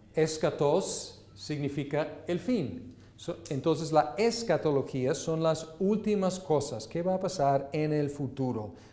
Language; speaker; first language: Spanish; non-native, fluent; English